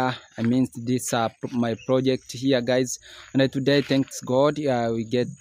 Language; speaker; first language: English; non-native, learner; Swahili